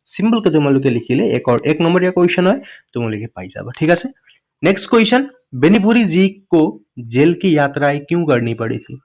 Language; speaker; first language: Hindi; non-native, local second language; Assamese